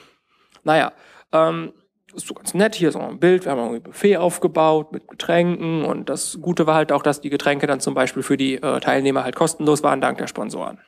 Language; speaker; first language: German; native; German